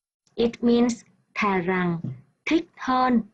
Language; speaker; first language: Vietnamese; native; Vietnamese